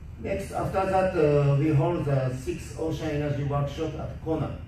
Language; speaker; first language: English; non-native, learner; Japanese